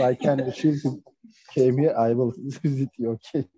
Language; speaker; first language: English; non-native, learner; Turkish